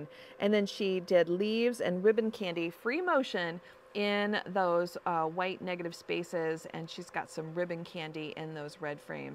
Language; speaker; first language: English; native; English